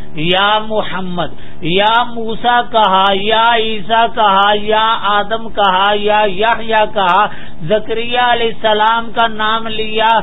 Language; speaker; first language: Urdu; non-native, local second language; Dogri